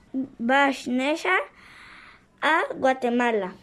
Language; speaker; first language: Catalan; non-native, learner; Spanish